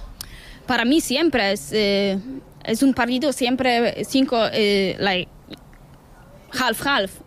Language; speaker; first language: Spanish; non-native, learner; Polish